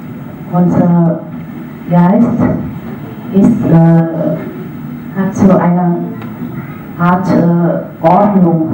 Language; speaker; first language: German; non-native, fluent; Vietnamese